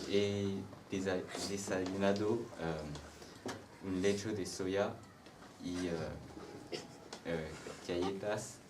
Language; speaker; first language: Spanish; non-native, learner; French